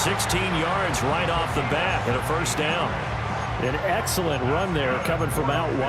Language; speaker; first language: English; native; English